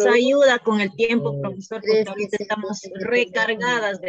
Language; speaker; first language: Spanish; native; Spanish